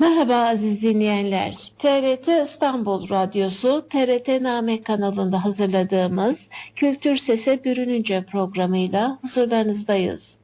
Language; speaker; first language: Turkish; native; Turkish